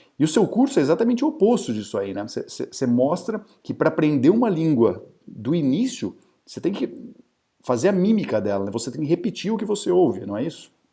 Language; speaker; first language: Portuguese; native; Portuguese